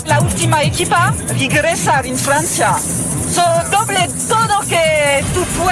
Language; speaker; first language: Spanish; non-native, learner; French